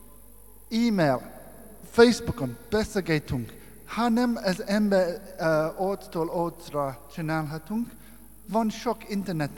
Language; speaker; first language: Hungarian; non-native, learner; English